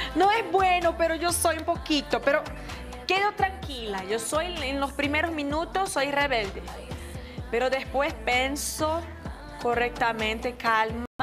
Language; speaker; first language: Spanish; non-native, fluent; Portuguese